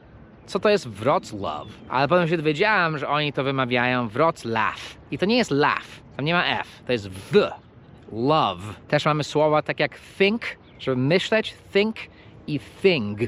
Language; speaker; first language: Polish; non-native, fluent; English